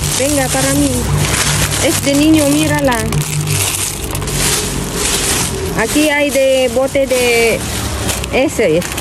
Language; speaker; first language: Spanish; non-native, learner; Filipino